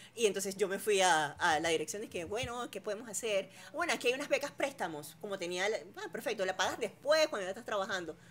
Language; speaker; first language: Spanish; native; Spanish